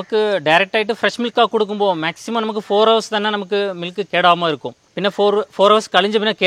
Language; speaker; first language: Malayalam; non-native, local second language; Tamil